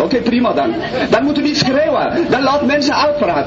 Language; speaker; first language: Dutch; non-native, fluent; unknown